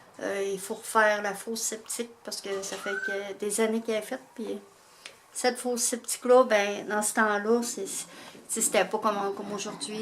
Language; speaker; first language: French; native; French